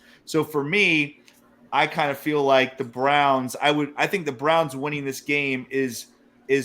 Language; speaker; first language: English; native; English